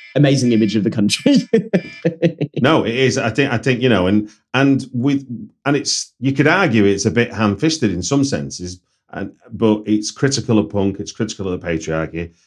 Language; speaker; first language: English; native; English